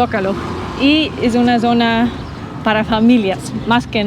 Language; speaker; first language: Spanish; non-native, learner; English